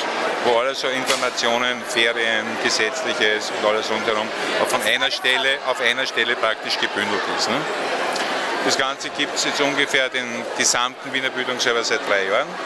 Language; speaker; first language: German; native; German